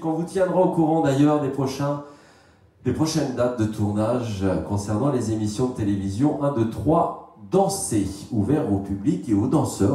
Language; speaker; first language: French; native; French